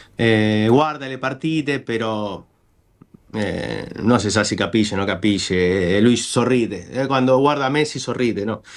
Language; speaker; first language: Italian; non-native, fluent; Spanish